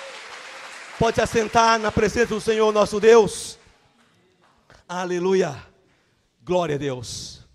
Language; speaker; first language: Portuguese; native; Portuguese